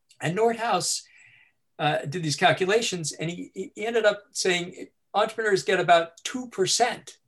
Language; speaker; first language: English; native; English